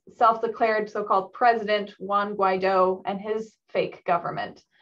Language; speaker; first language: English; native; English